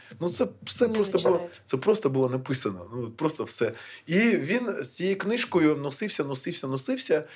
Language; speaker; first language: Ukrainian; non-native, local second language; Russian